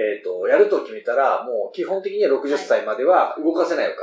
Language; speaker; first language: Japanese; native; Japanese